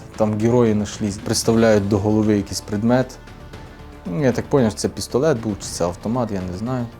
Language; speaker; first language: Ukrainian; native; Ukrainian